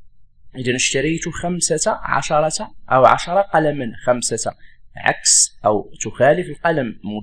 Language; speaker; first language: Arabic; native; Arabic